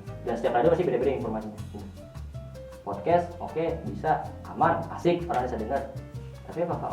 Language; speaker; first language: Indonesian; native; Indonesian